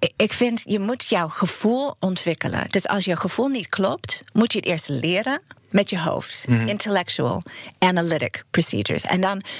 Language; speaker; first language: Dutch; non-native, fluent; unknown